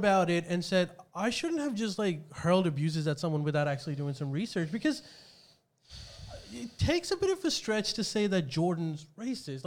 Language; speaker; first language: English; non-native, local second language; Urdu